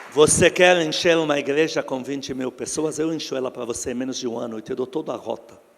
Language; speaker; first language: Portuguese; non-native, fluent; Arabic